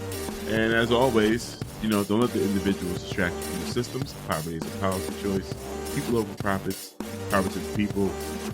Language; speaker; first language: English; native; English